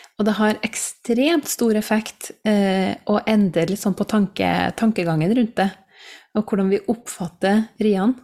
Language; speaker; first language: Norwegian; native; Norwegian